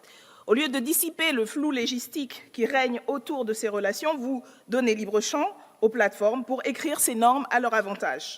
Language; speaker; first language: French; native; French